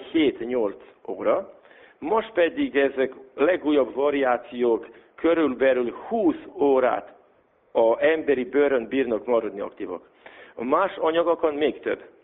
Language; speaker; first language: Hungarian; non-native, local second language; Serbian